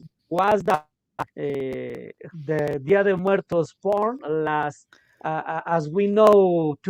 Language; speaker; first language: English; non-native, local second language; Spanish